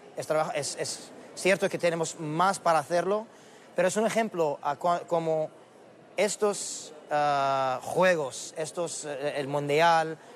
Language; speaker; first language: Spanish; non-native, fluent; Arabic